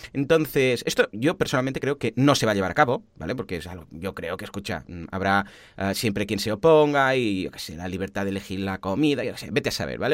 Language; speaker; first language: Spanish; native; Spanish